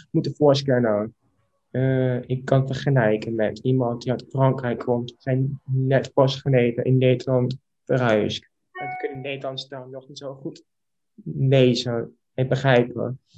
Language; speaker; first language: Dutch; non-native, local second language; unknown